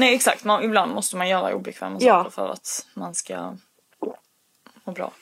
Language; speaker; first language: Swedish; early bilingual, other home language; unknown